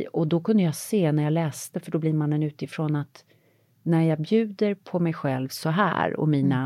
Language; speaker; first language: Swedish; native; Swedish